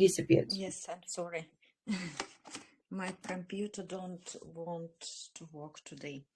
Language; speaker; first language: English; non-native, learner; Russian